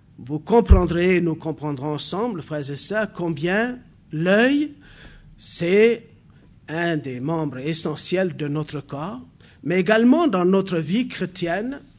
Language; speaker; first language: French; non-native, local second language; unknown